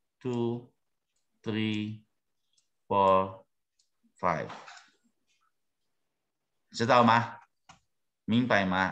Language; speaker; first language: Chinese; non-native, fluent; Indonesian